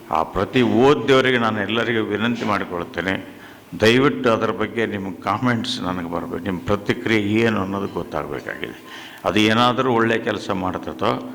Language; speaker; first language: Kannada; native; Kannada